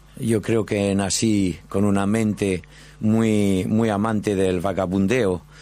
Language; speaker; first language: Spanish; non-native, fluent; French